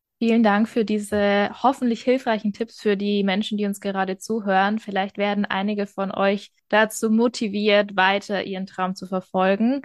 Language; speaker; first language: German; native; German